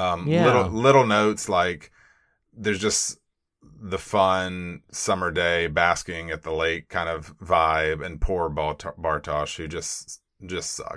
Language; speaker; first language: English; native; English